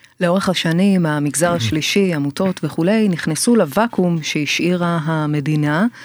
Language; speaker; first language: Hebrew; native; Hebrew